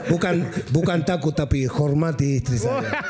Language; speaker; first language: Indonesian; non-native, fluent; Spanish